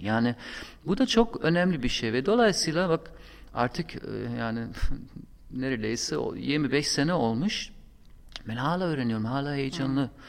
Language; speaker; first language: Turkish; non-native, fluent; German